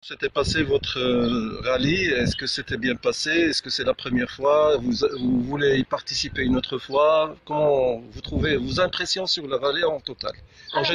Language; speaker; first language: French; non-native, local second language; Arabic